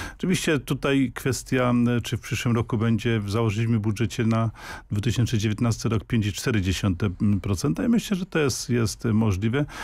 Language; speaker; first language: Polish; native; Polish